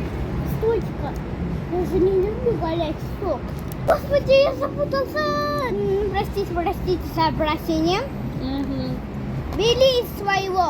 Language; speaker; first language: Russian; early bilingual, heritage; Azerbaijani